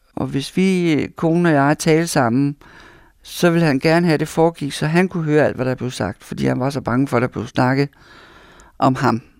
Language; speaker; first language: Danish; native; Danish